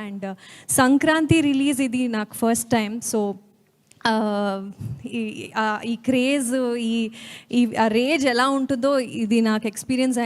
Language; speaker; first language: Telugu; non-native, learner; Kannada